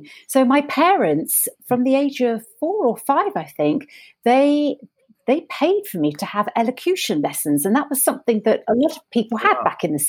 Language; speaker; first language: English; native; English